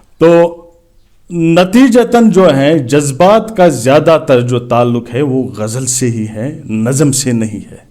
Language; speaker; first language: Urdu; non-native, local second language; Kashmiri